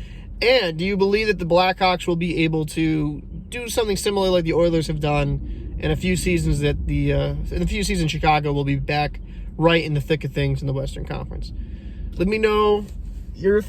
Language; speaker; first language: English; native; English